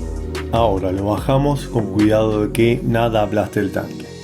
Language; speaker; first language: Spanish; native; Spanish